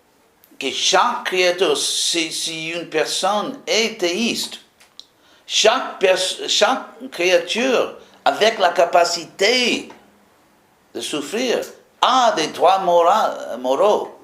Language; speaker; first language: French; non-native, fluent; English